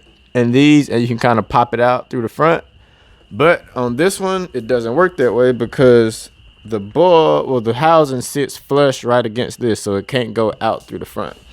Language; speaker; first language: English; native; English